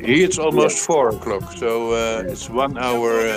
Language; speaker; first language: English; non-native, fluent; Dutch